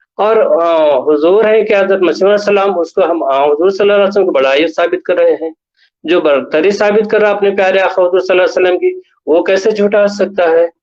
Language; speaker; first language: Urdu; native; Urdu